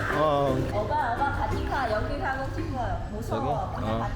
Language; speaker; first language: Korean; non-native, learner; Vietnamese